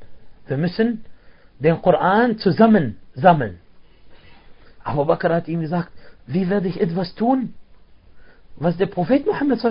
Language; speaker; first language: German; non-native, fluent; Arabic